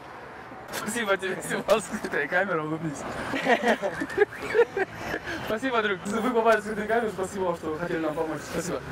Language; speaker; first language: Russian; native; Russian